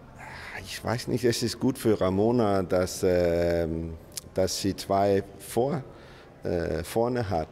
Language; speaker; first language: German; non-native, learner; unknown